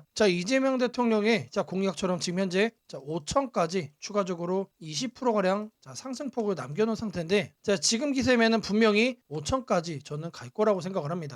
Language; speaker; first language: Korean; native; Korean